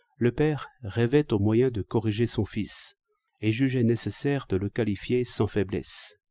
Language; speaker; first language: French; native; French